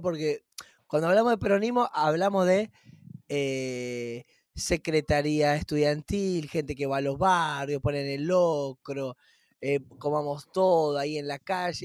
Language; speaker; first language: Spanish; native; Spanish